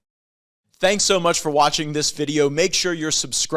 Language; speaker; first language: English; native; English